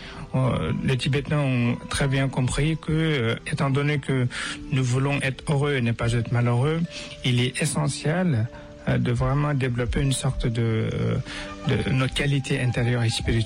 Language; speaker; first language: French; non-native, fluent; Tibetan